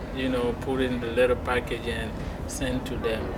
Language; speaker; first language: English; non-native, fluent; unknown